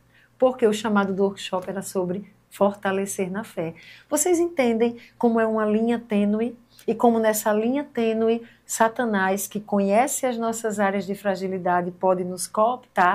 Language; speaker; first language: Portuguese; native; Portuguese